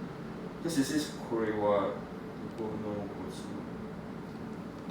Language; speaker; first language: Japanese; non-native, learner; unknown